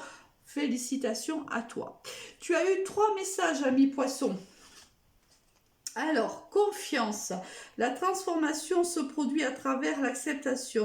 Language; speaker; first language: French; native; French